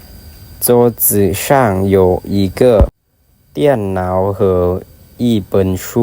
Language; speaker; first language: Chinese; non-native, fluent; Lao